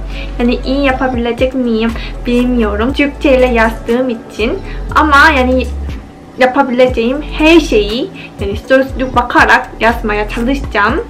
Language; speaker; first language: Turkish; non-native, fluent; Korean